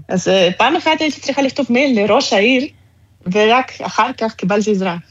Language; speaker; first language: Hebrew; non-native, fluent; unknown